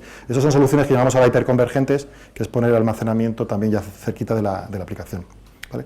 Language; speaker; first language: Spanish; native; Spanish